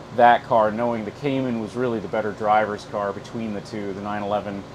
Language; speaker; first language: English; native; English